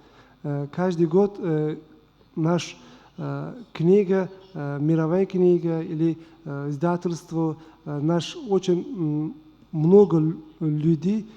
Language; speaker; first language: Russian; non-native, learner; Uzbek